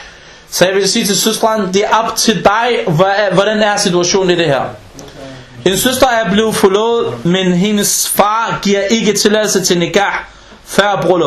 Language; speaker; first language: Danish; non-native, fluent; Arabic